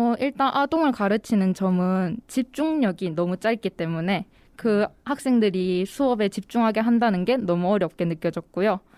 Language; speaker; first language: Korean; native; Korean